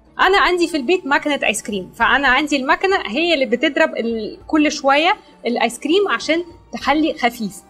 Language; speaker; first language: Arabic; non-native, fluent; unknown